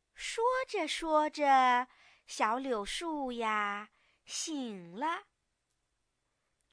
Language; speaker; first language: Chinese; native; Chinese